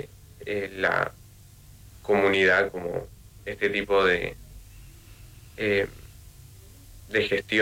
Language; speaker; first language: Spanish; native; Spanish